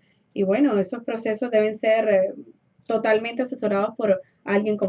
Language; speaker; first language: Spanish; native; Spanish